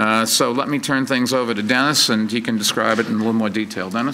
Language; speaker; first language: English; native; English